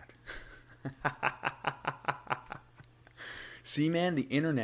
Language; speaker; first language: English; native; English